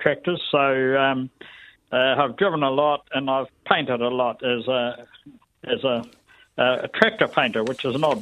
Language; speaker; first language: English; native; English